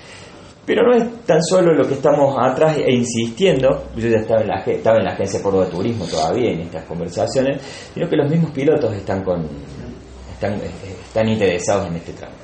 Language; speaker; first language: Spanish; native; Spanish